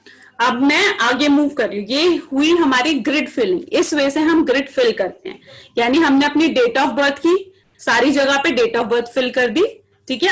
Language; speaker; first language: Hindi; native; Hindi